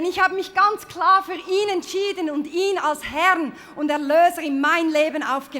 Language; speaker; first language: German; native; German